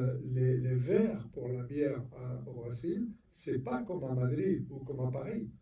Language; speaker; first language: French; non-native, fluent; Spanish